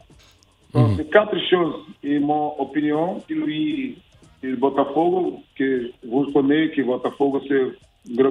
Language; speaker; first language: French; non-native, learner; Portuguese